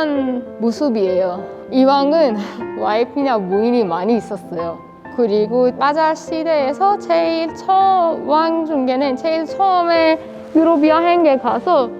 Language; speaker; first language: Korean; non-native, fluent; Persian